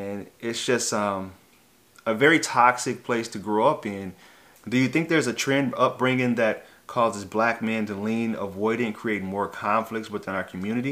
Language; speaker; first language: English; native; English